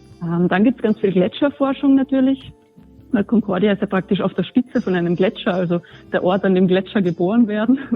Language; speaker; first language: German; native; German